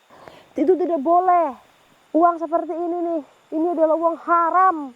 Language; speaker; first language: Indonesian; native; Indonesian